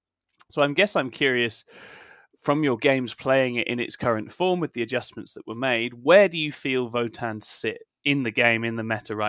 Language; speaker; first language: English; native; English